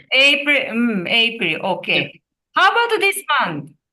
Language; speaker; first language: English; non-native, learner; Japanese